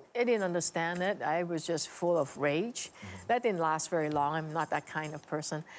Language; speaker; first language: English; native; English